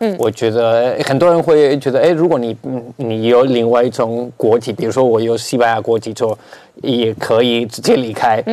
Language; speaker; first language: Chinese; non-native, fluent; Spanish